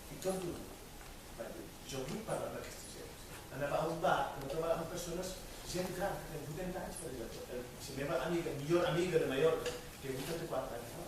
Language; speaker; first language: Catalan; non-native, fluent; Wolof